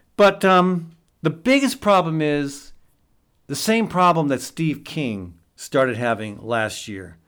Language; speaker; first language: English; native; English